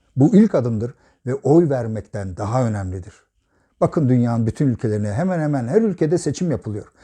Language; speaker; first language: Turkish; native; Turkish